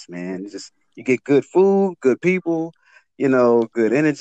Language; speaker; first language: English; native; English